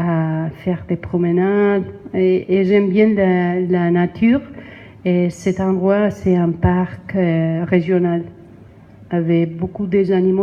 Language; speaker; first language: French; non-native, learner; Spanish